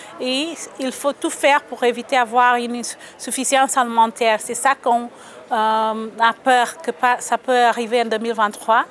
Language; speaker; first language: French; non-native, fluent; Portuguese